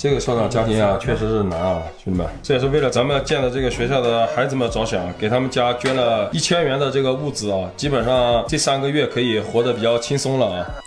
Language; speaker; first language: Chinese; native; Chinese